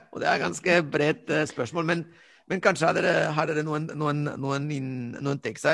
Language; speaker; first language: Norwegian; non-native, fluent; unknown